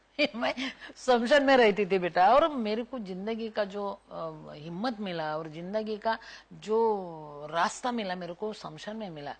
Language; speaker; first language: Hindi; non-native, local second language; Marathi